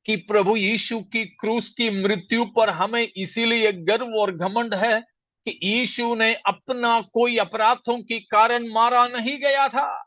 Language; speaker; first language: Hindi; non-native, local second language; Malayalam